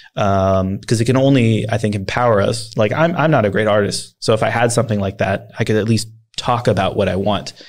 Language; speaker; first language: English; early bilingual, other home language; Swedish